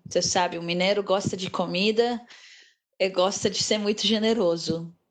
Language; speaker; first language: Portuguese; non-native, fluent; Arabic